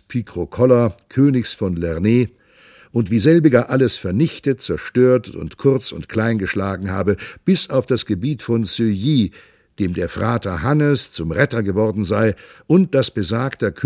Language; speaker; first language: German; native; German